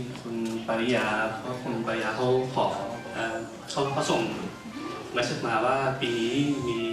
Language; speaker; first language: Thai; early bilingual, heritage; Dutch